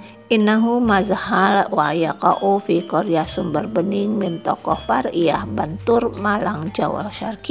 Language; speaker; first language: Arabic; non-native, fluent; Indonesian